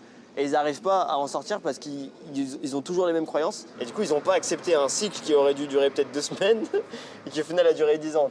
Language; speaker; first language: French; native; French